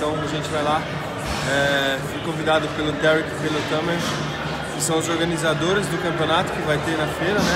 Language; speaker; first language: Portuguese; native; Portuguese